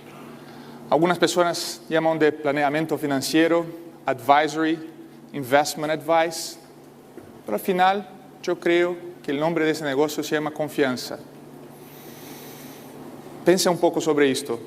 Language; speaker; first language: Spanish; non-native, fluent; Portuguese